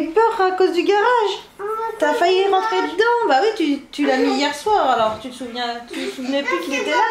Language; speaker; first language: French; native; French